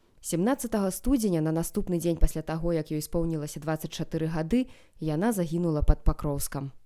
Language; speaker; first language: Belarusian; native; Belarusian